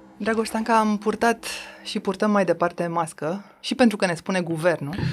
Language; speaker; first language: Romanian; native; Romanian